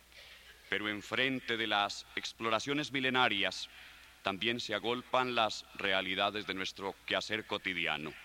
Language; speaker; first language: Spanish; native; Spanish